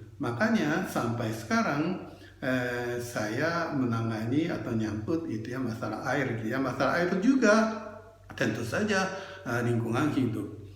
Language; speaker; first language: Indonesian; non-native, fluent; Japanese